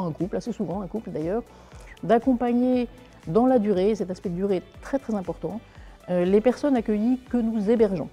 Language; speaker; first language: French; native; French